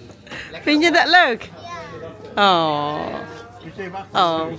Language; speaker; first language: Dutch; non-native, learner; Filipino